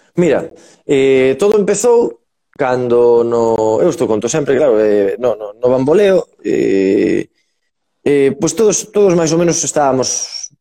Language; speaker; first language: Galician; native; Galician